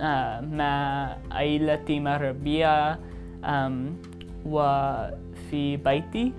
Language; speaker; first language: Arabic; non-native, learner; English